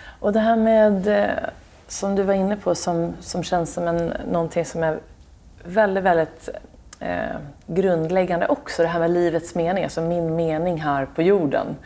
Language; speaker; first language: Swedish; native; Swedish